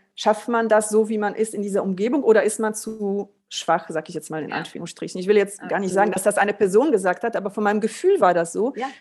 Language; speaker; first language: German; early bilingual, other home language; Polish